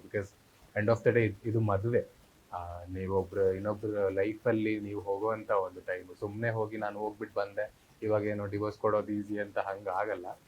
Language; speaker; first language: Kannada; native; Kannada